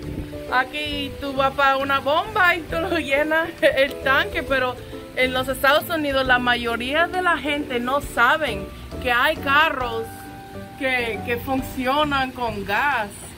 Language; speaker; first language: Spanish; non-native, fluent; English